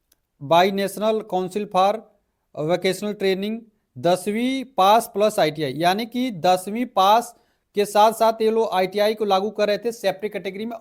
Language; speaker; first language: Hindi; native; Hindi